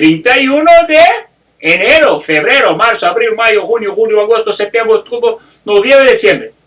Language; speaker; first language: Spanish; non-native, fluent; English